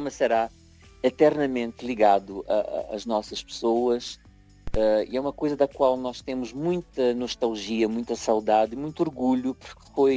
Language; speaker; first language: Portuguese; native; Portuguese